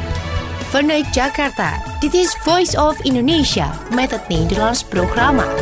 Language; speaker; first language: Dutch; non-native, fluent; Indonesian